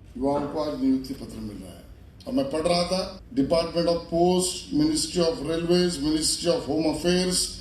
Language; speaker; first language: Hindi; non-native, local second language; Marathi